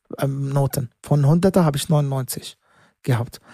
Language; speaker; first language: German; non-native, learner; Arabic